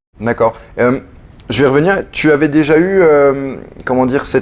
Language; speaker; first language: French; native; French